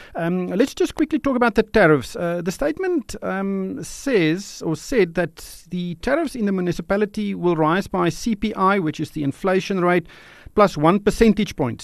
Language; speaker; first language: English; non-native, local second language; Afrikaans